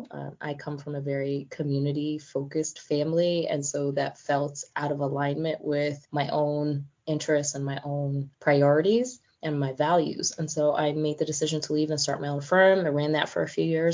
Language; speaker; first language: English; native; English